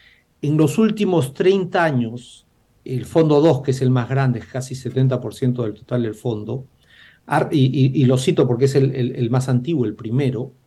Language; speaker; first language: Spanish; native; Spanish